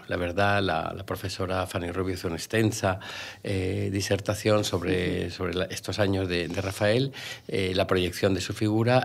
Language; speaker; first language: Spanish; native; Spanish